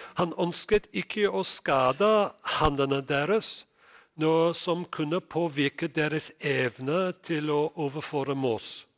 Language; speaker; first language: Norwegian; non-native, fluent; English